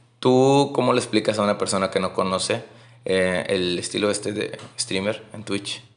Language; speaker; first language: Spanish; native; Spanish